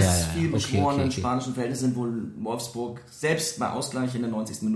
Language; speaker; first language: German; native; German